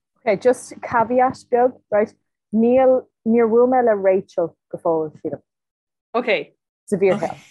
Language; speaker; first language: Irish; non-native, local second language; English